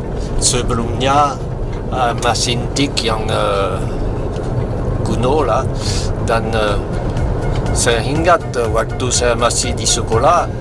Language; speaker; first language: Indonesian; non-native, fluent; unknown